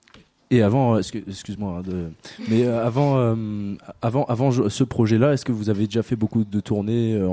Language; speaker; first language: French; native; French